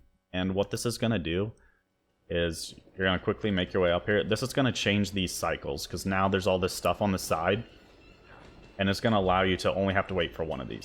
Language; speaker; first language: English; native; English